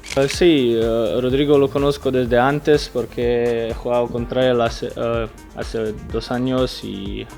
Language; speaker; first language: Spanish; non-native, fluent; Slovenian